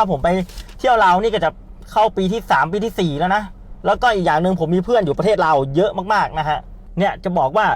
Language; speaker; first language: Thai; native; Thai